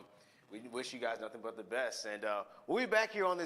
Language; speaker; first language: English; native; English